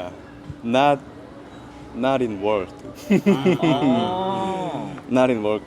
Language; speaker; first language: English; non-native, learner; Korean